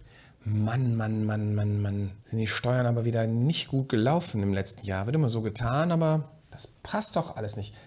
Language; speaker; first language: German; native; German